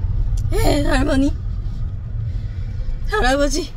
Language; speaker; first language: Korean; non-native, learner; English